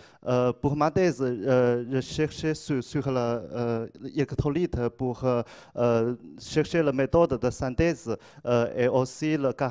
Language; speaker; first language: French; non-native, learner; Chinese